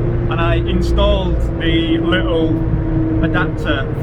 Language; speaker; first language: English; native; English